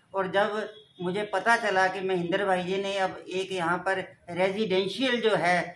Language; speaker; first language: Hindi; native; Hindi